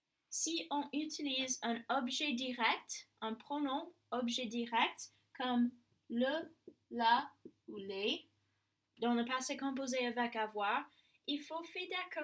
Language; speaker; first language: French; non-native, fluent; English